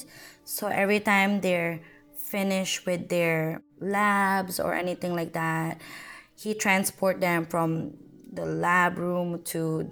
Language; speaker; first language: English; non-native, local second language; Filipino